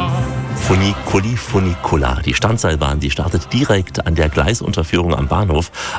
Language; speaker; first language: German; native; German